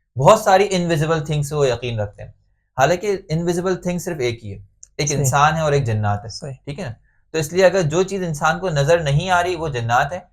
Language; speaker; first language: Urdu; native; Urdu